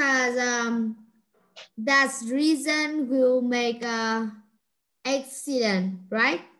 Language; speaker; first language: English; non-native, learner; Vietnamese